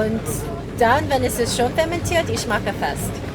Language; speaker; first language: German; non-native, learner; Korean